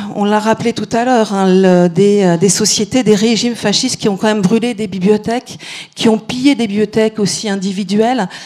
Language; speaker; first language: French; native; French